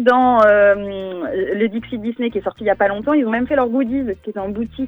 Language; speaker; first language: French; native; French